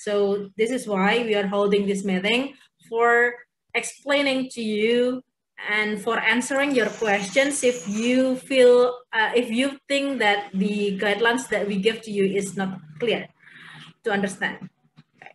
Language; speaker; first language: English; non-native, fluent; Indonesian